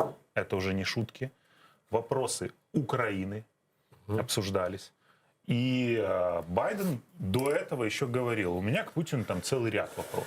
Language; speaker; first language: Russian; native; Russian